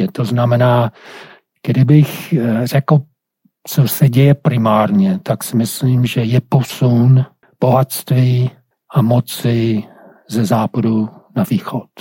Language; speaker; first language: Czech; non-native, fluent; English